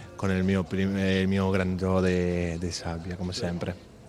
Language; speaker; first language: Italian; non-native, fluent; Spanish